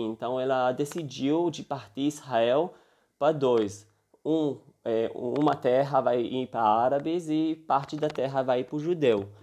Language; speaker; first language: Portuguese; early bilingual, heritage; Hebrew